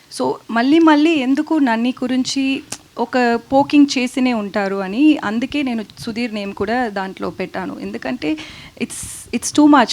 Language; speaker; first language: Telugu; non-native, learner; Tamil